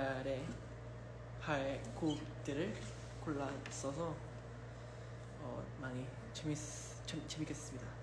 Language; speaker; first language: Korean; early bilingual, heritage; English